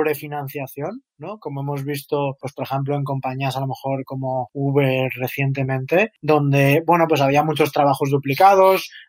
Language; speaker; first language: Spanish; native; Spanish